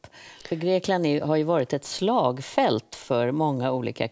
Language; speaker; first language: Swedish; native; Swedish